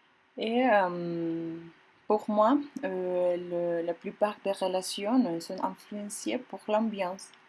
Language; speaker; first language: French; non-native, learner; Spanish